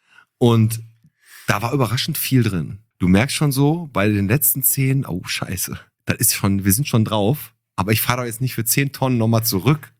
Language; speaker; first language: German; native; German